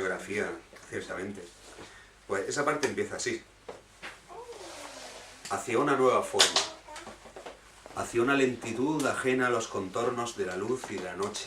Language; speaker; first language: Spanish; native; Spanish